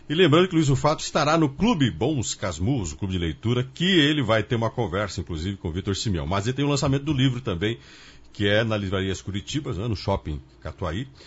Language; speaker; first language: Portuguese; native; Portuguese